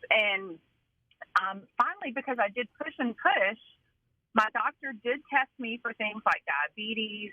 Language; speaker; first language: English; native; English